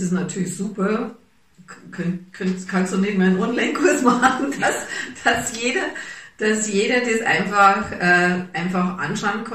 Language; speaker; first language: German; native; German